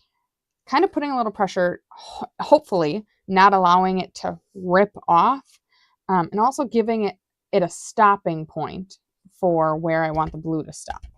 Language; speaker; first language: English; native; English